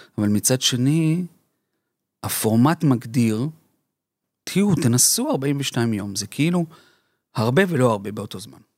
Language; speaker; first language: Hebrew; early bilingual, other home language; Spanish